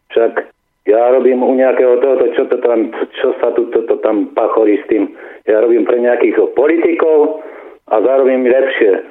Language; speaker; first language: Slovak; native; Slovak